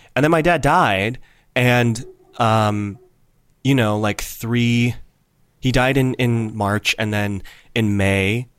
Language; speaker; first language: English; native; English